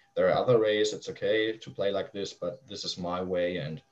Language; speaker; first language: English; non-native, fluent; German